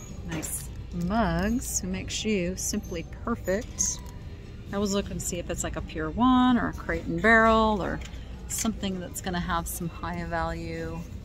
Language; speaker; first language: English; native; English